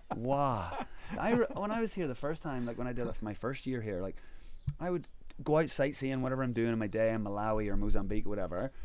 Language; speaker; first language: English; native; English